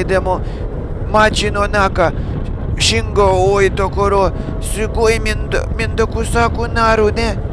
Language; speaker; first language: Japanese; non-native, learner; Russian